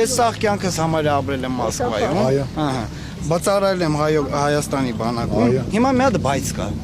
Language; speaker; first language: Armenian; non-native, local second language; Kurdish